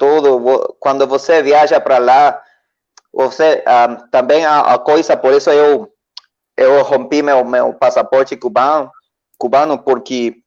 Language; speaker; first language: Portuguese; non-native, learner; Spanish